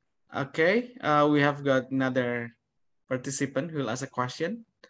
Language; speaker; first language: English; non-native, fluent; Indonesian